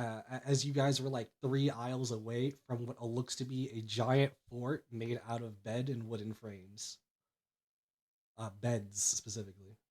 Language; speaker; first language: English; native; English